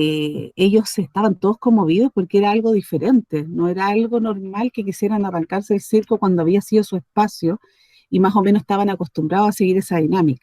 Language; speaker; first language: Spanish; native; Spanish